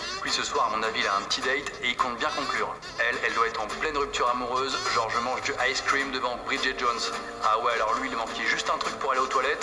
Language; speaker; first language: French; native; French